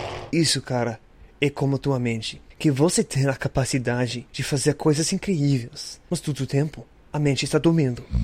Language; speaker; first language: Portuguese; non-native, learner; English